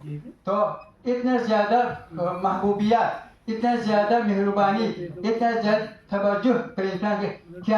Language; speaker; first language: Hindi; non-native, fluent; Tajik